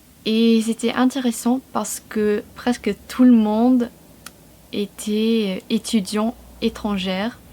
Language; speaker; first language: French; non-native, fluent; English